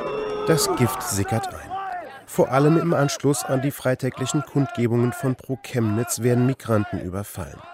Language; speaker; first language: German; native; German